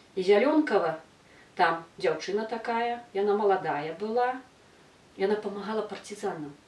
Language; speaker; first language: Belarusian; native; Belarusian